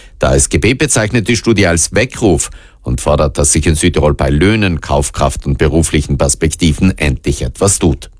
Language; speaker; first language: German; native; German